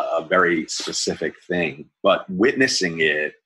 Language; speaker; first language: English; native; English